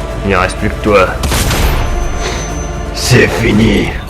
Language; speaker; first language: French; native; French